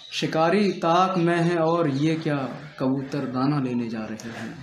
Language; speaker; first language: Hindi; native; Hindi